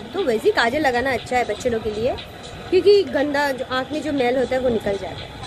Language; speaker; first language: Hindi; non-native, local second language; Bangla